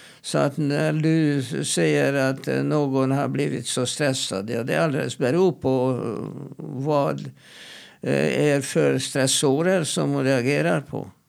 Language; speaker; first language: Swedish; non-native, fluent; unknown